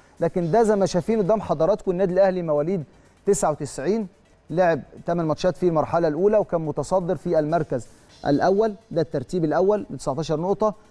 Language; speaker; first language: Arabic; native; Arabic